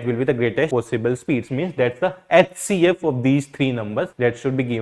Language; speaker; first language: English; non-native, local second language; Hindi